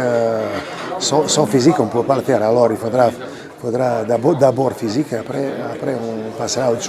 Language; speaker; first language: French; non-native, fluent; Croatian